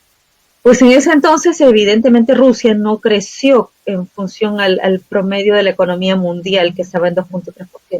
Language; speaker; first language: Spanish; native; Spanish